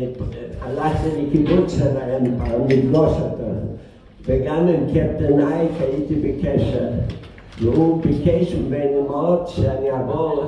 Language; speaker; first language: Hebrew; non-native, fluent; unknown